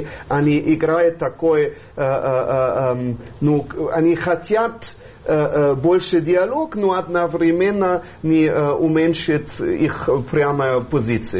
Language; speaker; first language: Russian; non-native, fluent; German